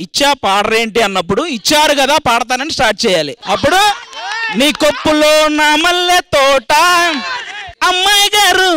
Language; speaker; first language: Telugu; native; Telugu